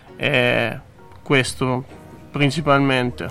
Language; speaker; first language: Italian; native; Italian